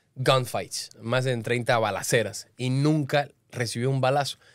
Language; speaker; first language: Spanish; native; Spanish